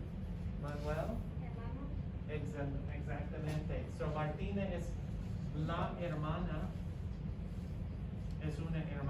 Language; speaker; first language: Spanish; non-native, fluent; English